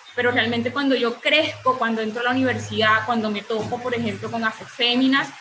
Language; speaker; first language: Spanish; native; Spanish